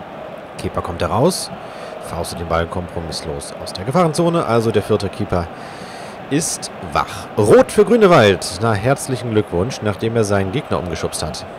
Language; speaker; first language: German; native; German